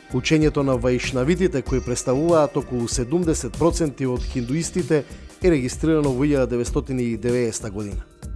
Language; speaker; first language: Macedonian; native; Macedonian